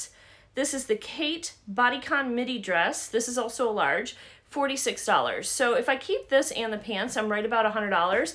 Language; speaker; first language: English; native; English